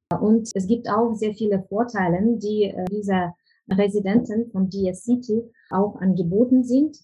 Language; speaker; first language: German; non-native, fluent; Ukrainian